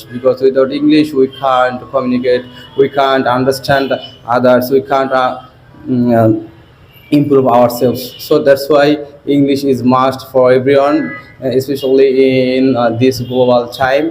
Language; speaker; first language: English; non-native, learner; Bangla